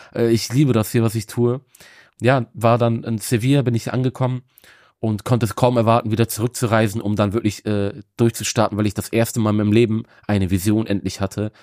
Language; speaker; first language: German; native; German